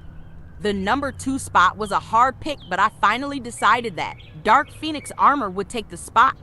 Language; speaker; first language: English; native; English